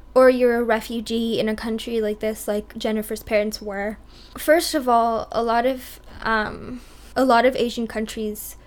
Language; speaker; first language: English; early bilingual, other home language; Hindi